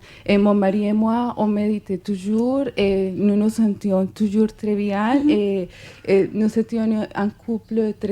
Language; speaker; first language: French; non-native, fluent; Spanish